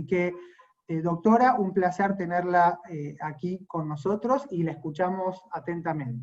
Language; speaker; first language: Spanish; native; Spanish